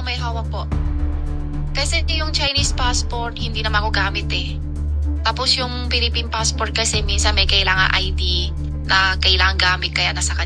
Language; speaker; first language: Filipino; non-native, learner; Chinese